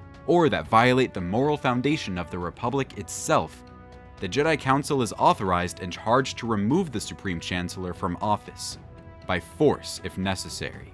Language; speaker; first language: English; native; English